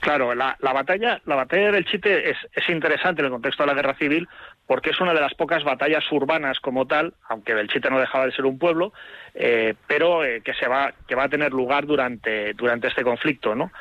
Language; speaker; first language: Spanish; native; Spanish